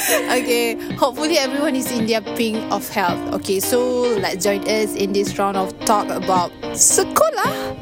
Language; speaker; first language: English; non-native, local second language; Malay